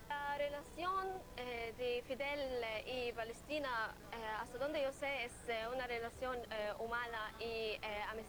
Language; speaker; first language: Spanish; non-native, learner; Arabic